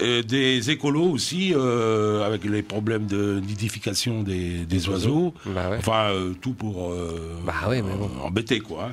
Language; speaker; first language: French; native; French